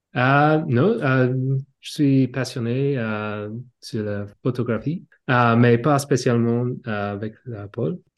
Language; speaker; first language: French; non-native, learner; English